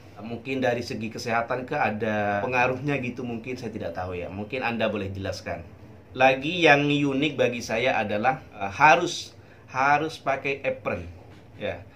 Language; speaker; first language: Indonesian; native; Indonesian